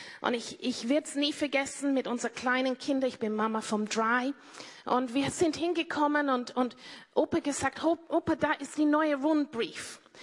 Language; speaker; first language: German; non-native, fluent; English